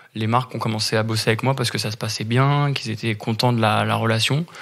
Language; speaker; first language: French; native; French